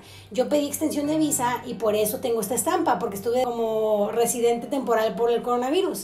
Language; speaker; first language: Spanish; native; Spanish